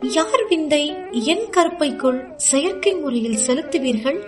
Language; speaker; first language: Tamil; native; Tamil